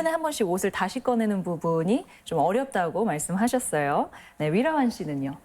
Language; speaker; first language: Korean; native; Korean